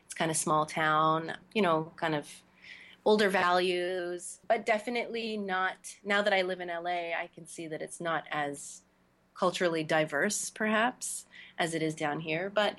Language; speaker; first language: English; native; English